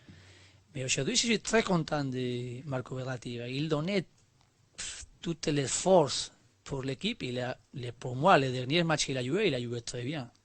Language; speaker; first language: French; non-native, learner; Spanish